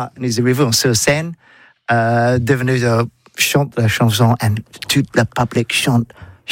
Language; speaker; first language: French; non-native, learner; English